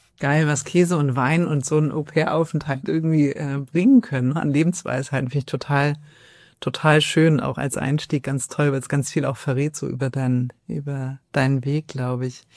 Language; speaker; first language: German; native; German